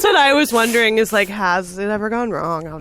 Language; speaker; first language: English; native; English